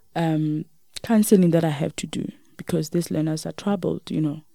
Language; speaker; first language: English; non-native, local second language; Northern Sotho